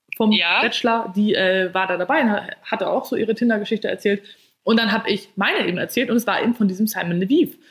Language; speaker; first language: German; native; German